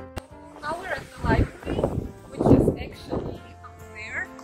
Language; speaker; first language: English; non-native, learner; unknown